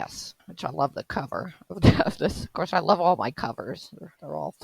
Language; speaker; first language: English; native; English